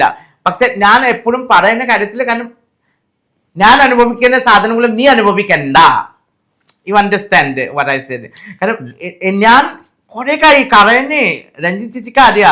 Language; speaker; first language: Malayalam; non-native, local second language; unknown